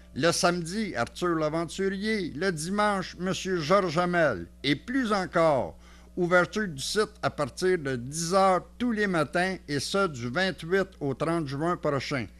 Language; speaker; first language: French; native; French